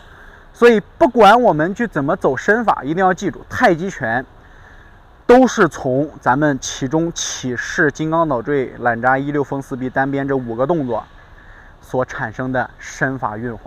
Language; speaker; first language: Chinese; native; Chinese